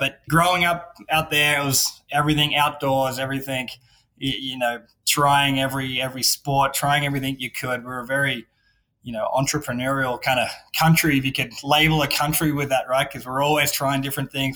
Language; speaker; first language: English; native; English